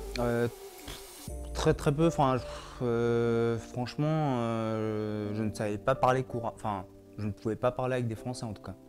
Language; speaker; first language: French; early bilingual, other home language; Latvian